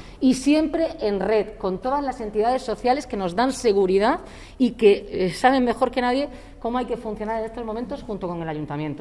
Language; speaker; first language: Spanish; native; Spanish